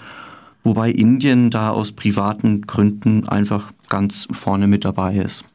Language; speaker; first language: German; native; German